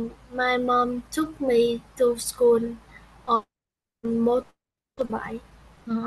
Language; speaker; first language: English; non-native, learner; Vietnamese